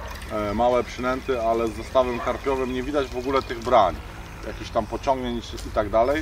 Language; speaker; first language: Polish; native; Polish